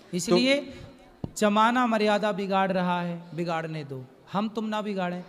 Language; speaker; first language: Hindi; native; Hindi